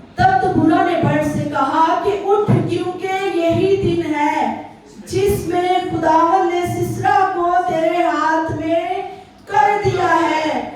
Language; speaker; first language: Urdu; native; Urdu